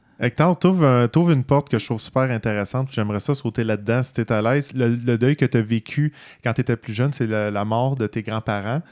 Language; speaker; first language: French; native; French